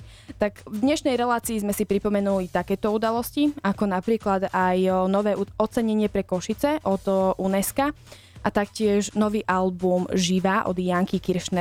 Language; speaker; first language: Slovak; native; Slovak